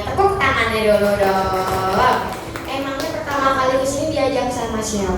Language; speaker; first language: Indonesian; native; Indonesian